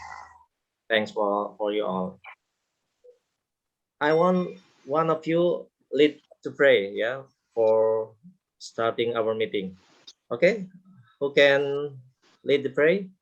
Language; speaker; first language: English; non-native, local second language; Indonesian